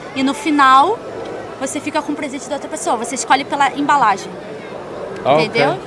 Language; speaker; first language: Portuguese; native; Portuguese